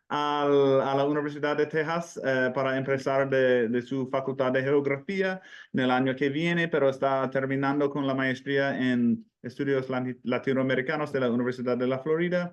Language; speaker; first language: Spanish; non-native, fluent; English